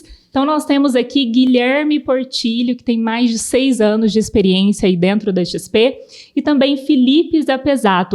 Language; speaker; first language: Portuguese; native; Portuguese